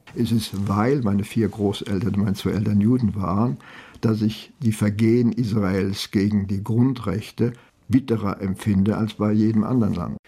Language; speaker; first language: German; native; German